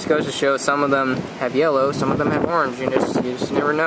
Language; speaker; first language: English; native; English